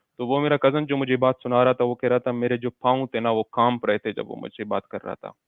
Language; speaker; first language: Urdu; non-native, local second language; Pashto